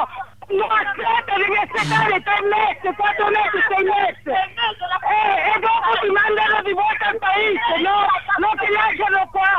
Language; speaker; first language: Italian; non-native, learner; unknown